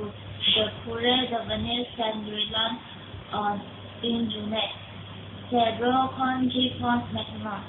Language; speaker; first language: French; non-native, learner; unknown